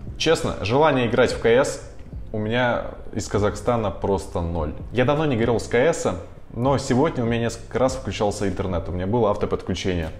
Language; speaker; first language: Russian; native; Russian